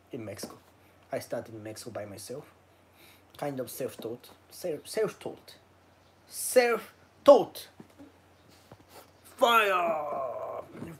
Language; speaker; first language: English; non-native, learner; Japanese